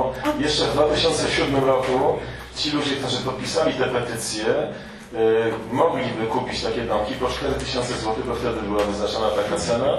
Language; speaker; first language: Polish; native; Polish